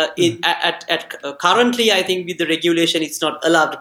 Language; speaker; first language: English; non-native, local second language; Sinhala